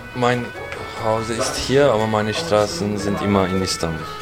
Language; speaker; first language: German; non-native, fluent; Turkish